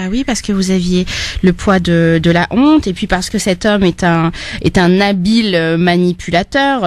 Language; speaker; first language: French; native; French